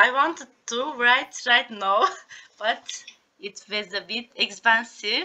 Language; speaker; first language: English; non-native, learner; Turkish